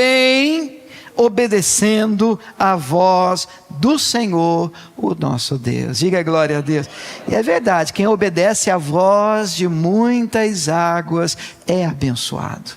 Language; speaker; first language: Portuguese; native; Portuguese